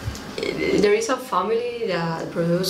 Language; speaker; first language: English; non-native, learner; Spanish